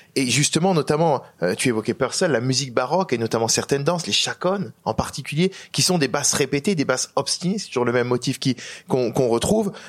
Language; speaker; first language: French; native; French